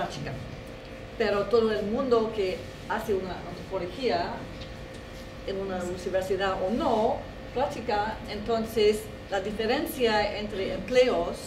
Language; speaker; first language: Spanish; non-native, fluent; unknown